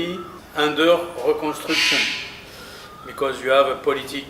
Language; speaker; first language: English; non-native, learner; French